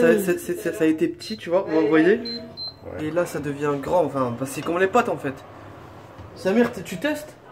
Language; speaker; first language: French; non-native, local second language; Arabic